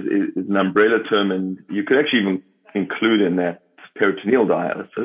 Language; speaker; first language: English; native; English